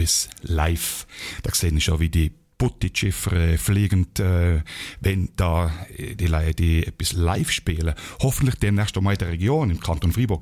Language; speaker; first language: German; native; German